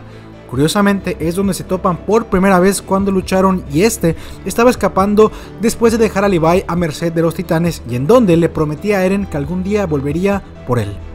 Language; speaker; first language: Spanish; native; Spanish